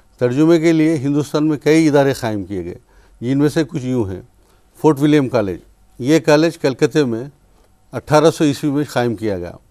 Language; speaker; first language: Urdu; native; Urdu